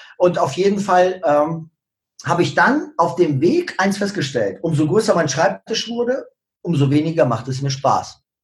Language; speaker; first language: German; early bilingual, other home language; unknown